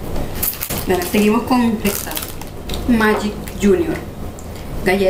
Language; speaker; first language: Spanish; native; Spanish